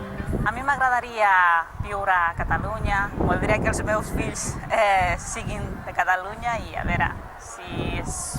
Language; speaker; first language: Catalan; non-native, fluent; Spanish